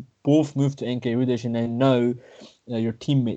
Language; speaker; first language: English; native; English